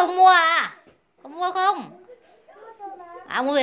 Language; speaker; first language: Vietnamese; native; Vietnamese